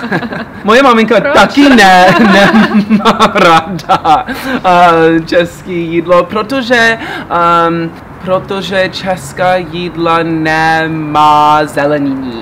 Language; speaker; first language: Czech; early bilingual, heritage; English